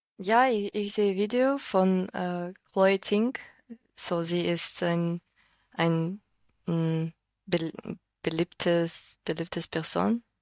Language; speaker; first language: German; non-native, learner; Ukrainian